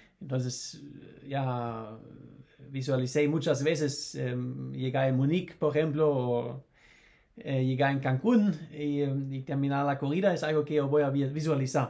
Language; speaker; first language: Spanish; non-native, learner; German